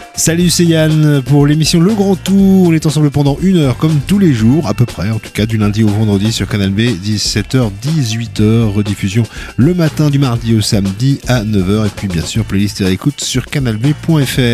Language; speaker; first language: French; native; French